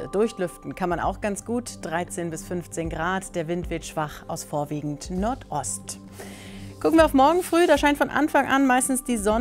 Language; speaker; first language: German; native; German